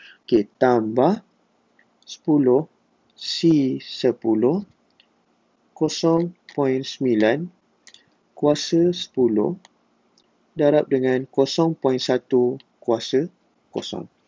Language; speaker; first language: Malay; native; Malay